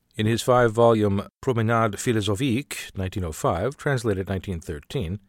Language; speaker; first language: English; native; English